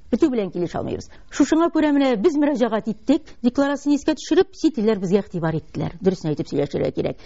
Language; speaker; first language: Tatar; native; Tatar